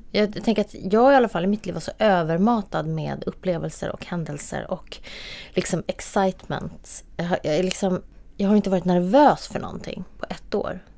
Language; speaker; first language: Swedish; native; Swedish